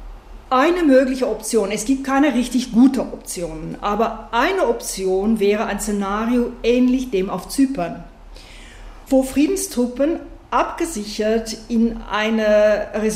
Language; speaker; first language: German; native; German